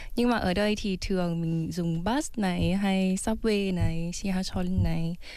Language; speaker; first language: Vietnamese; early bilingual, heritage; Vietnamese